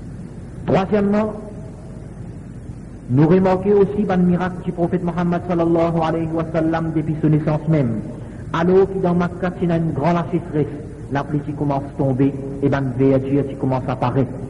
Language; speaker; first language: French; non-native, local second language; Morisyen